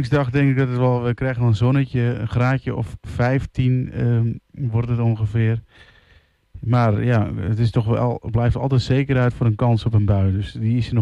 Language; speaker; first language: Dutch; native; Dutch